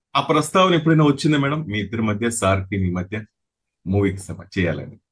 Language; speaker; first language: Telugu; native; Telugu